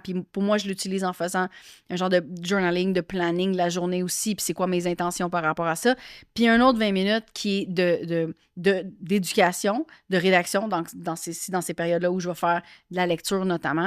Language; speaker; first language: French; native; French